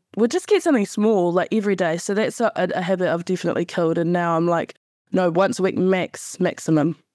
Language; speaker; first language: English; native; English